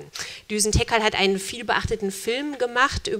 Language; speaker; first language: German; native; German